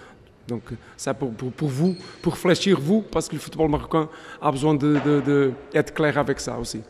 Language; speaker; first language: French; non-native, fluent; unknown